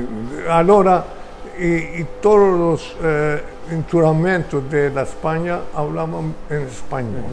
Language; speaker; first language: Spanish; early bilingual, heritage; Ladino